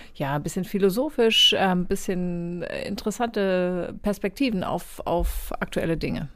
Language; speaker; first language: German; native; German